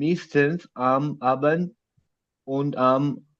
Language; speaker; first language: German; non-native, learner; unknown